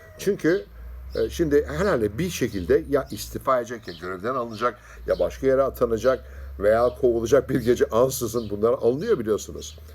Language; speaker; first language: Turkish; native; Turkish